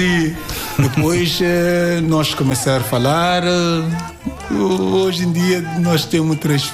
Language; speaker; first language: Portuguese; non-native, learner; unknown